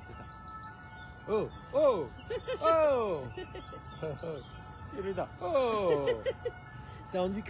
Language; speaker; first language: French; native; French